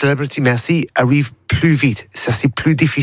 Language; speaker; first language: French; non-native, learner; English